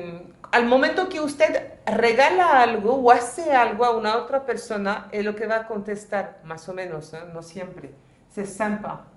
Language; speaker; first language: Spanish; non-native, fluent; French